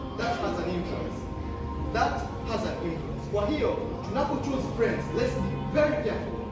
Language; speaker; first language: English; non-native, local second language; Swahili